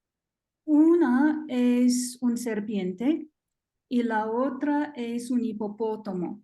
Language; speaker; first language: Spanish; non-native, learner; English